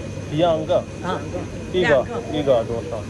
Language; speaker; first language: Chinese; non-native, learner; Kinyarwanda